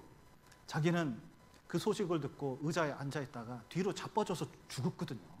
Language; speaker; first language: Korean; native; Korean